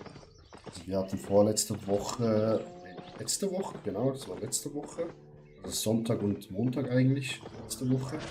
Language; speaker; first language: German; native; German